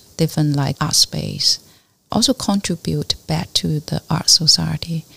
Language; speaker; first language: English; non-native, learner; Chinese